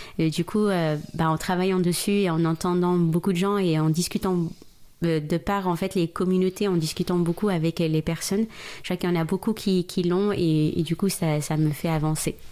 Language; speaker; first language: French; non-native, local second language; Arabic